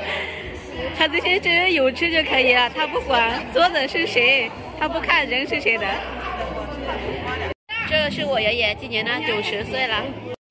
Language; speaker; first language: Chinese; non-native, fluent; Lao